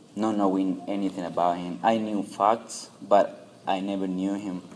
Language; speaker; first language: English; non-native, fluent; Spanish